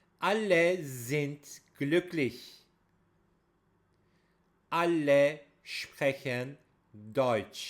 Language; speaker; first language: German; non-native, fluent; Turkish